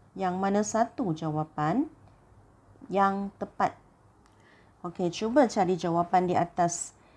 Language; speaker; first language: Malay; non-native, local second language; Chinese